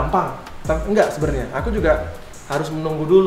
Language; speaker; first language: Indonesian; native; Indonesian